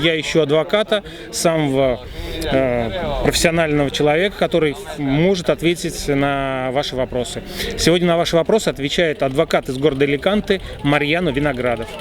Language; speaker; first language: Russian; native; Russian